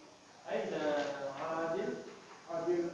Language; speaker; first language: Arabic; non-native, learner; Indonesian